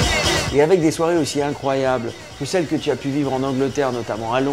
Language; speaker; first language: French; native; French